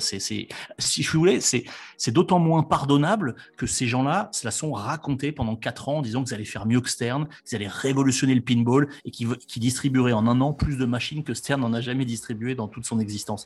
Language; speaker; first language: French; native; French